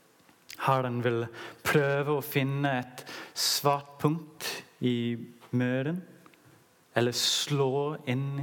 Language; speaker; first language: Norwegian; non-native, learner; English